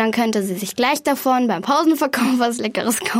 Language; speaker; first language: German; native; German